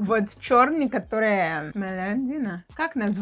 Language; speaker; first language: Russian; non-native, learner; English